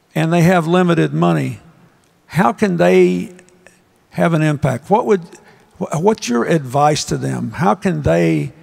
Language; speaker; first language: English; native; English